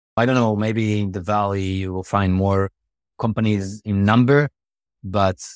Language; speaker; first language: English; non-native, fluent; Hebrew